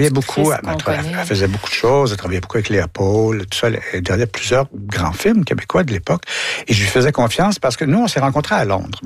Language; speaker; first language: French; native; French